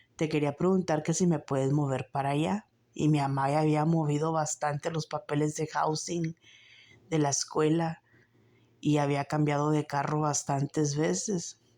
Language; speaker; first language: Spanish; early bilingual, heritage; Spanish